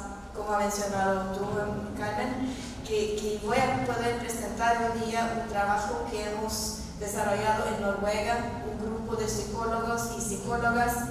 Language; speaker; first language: Spanish; non-native, fluent; Norwegian